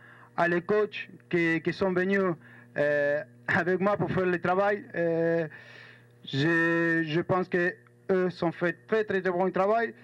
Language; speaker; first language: French; non-native, fluent; Spanish